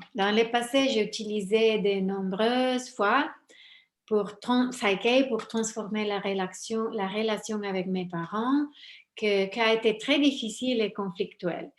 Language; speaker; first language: French; non-native, fluent; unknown